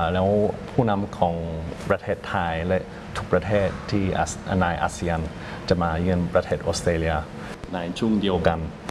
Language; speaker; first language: Thai; non-native, fluent; English